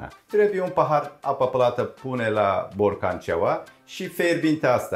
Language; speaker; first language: Romanian; non-native, learner; Turkish